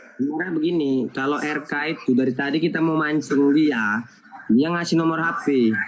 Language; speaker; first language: Indonesian; native; Indonesian